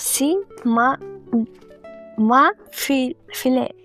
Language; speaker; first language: French; non-native, learner; Uzbek